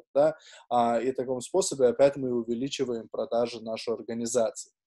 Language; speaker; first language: Russian; non-native, fluent; Lithuanian